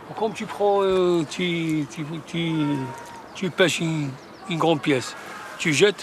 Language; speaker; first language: French; non-native, local second language; Arabic